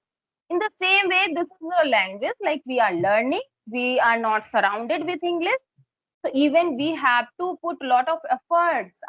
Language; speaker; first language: English; non-native, fluent; Hindi